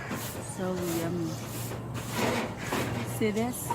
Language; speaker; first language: English; non-native, local second language; Filipino